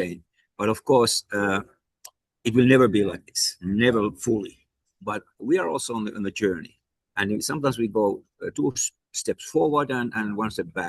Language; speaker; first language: English; non-native, fluent; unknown